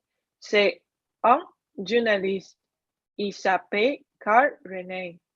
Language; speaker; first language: French; non-native, learner; Chinese